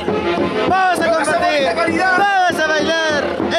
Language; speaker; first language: Spanish; native; Spanish